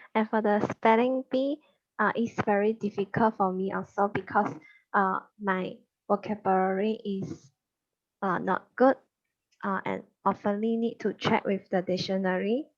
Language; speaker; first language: English; non-native, learner; Chinese